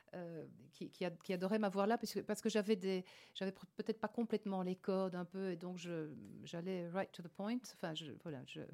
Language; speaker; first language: French; native; French